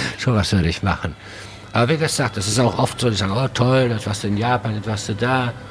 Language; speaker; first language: German; early bilingual, other home language; Spanish